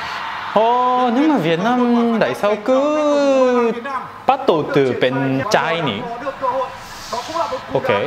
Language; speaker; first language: Vietnamese; non-native, learner; Korean